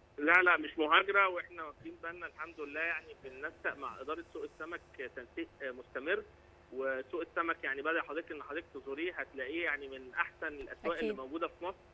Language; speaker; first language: Egyptian Arabic; native; Egyptian Arabic